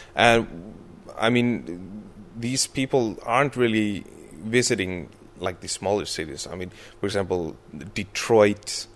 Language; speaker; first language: English; early bilingual, other home language; Icelandic